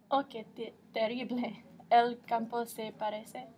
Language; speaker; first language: Spanish; non-native, learner; English